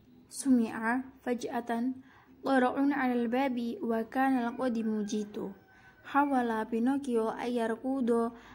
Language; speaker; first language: Arabic; non-native, learner; Indonesian